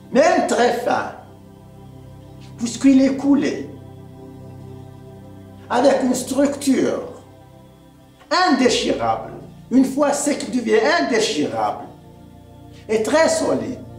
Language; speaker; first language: French; non-native, local second language; Arabic